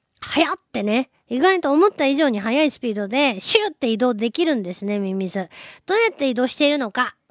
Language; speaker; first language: Japanese; native; Japanese